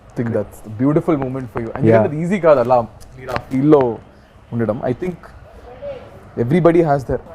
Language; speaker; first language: Telugu; native; Telugu